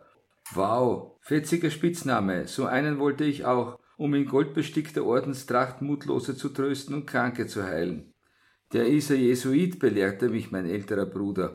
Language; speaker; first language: German; native; German